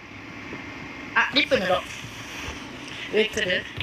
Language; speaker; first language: Japanese; native; Japanese